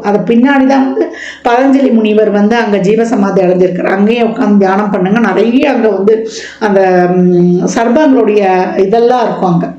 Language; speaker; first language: Tamil; native; Tamil